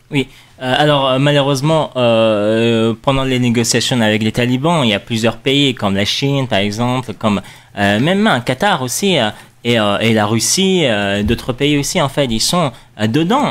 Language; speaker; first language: French; non-native, fluent; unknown